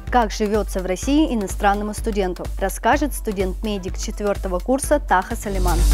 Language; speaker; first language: Russian; native; Russian